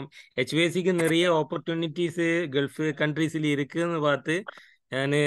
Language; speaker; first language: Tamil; non-native, local second language; Malayalam